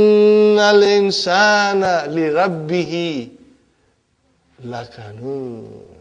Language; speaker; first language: Arabic; non-native, fluent; English